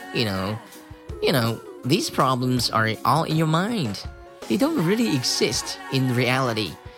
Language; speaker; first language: English; non-native, fluent; Chinese